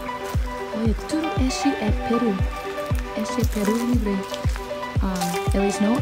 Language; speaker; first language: Portuguese; non-native, learner; English